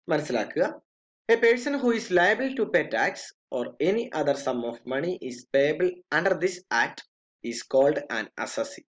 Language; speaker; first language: English; non-native, local second language; Malayalam